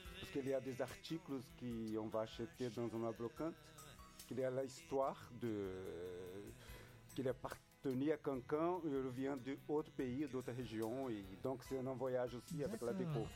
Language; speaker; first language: French; non-native, fluent; Portuguese